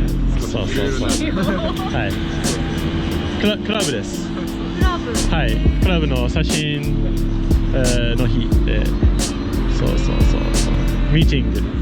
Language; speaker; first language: Japanese; non-native, learner; English